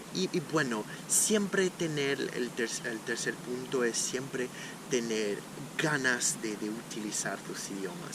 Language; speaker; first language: Spanish; non-native, fluent; Portuguese